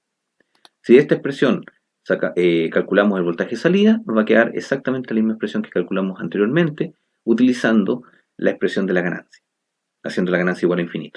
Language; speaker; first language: Spanish; native; Spanish